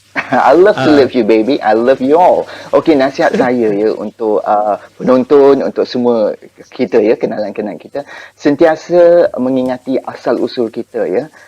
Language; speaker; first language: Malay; native; Malay